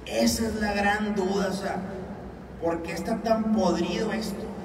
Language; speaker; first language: Spanish; native; Spanish